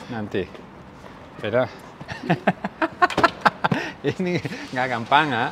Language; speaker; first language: Indonesian; non-native, learner; Spanish